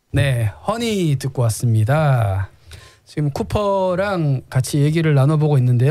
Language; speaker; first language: Korean; native; Korean